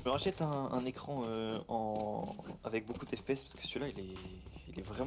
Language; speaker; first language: French; native; French